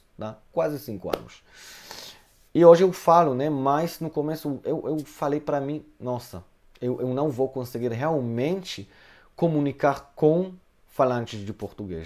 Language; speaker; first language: Portuguese; non-native, fluent; Hebrew